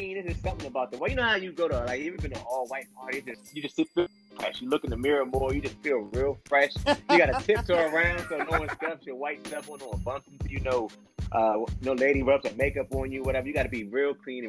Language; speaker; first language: English; native; English